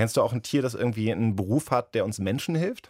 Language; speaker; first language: German; native; German